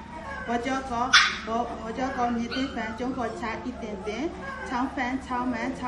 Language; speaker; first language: Chinese; non-native, learner; Burmese